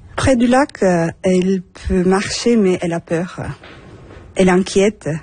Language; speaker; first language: French; non-native, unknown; Turkish